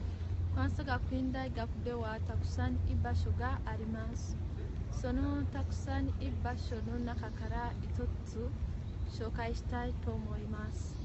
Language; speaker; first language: Japanese; non-native, learner; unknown